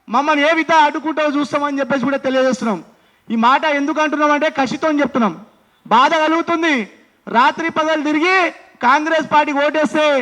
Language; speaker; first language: Telugu; non-native, local second language; Lambadi